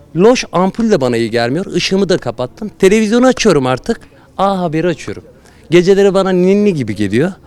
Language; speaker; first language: Turkish; native; Turkish